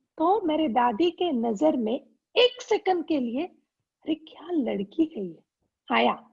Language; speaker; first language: Hindi; non-native, local second language; Gujarati